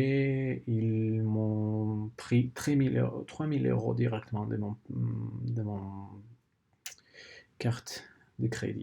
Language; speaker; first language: French; non-native, learner; Spanish